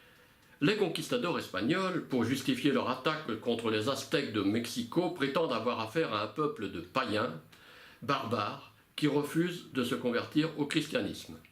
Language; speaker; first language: French; native; French